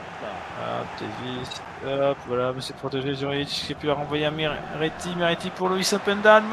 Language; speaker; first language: French; native; French